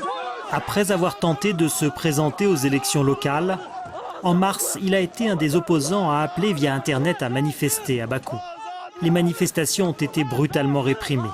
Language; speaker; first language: French; native; French